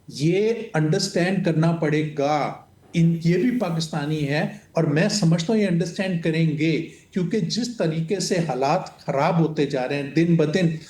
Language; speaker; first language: Urdu; non-native, local second language; Punjabi